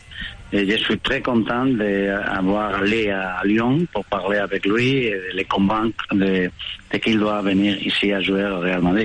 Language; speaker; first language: French; non-native, fluent; Spanish